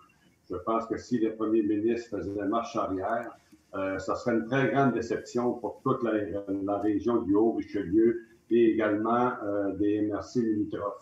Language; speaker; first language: French; native; French